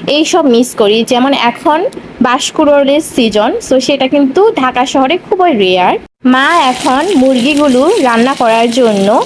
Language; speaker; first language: Bangla; non-native, local second language; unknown